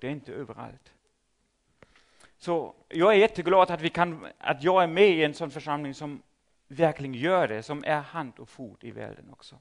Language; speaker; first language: Swedish; non-native, fluent; German